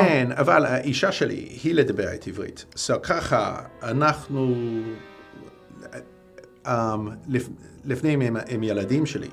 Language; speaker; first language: Hebrew; non-native, learner; English